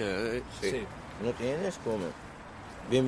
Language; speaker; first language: Spanish; non-native, learner; Arabic